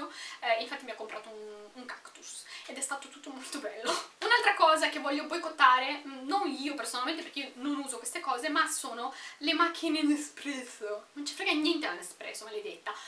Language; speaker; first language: Italian; native; Italian